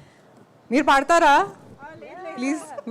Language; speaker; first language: Telugu; non-native, fluent; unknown